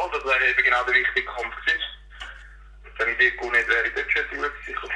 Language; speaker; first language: German; native; German